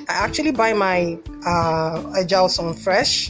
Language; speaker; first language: English; non-native, local second language; Igbo